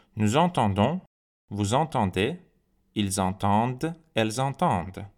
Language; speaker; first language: French; non-native, fluent; Persian